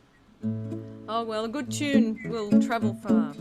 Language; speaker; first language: English; native; English